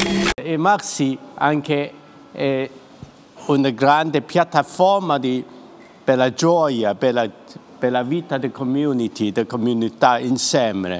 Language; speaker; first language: Italian; non-native, fluent; Chinese